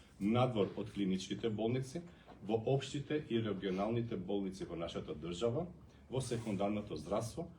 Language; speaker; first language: Macedonian; non-native, local second language; Albanian